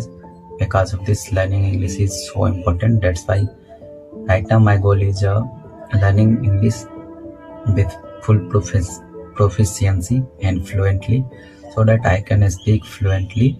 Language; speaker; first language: English; non-native, learner; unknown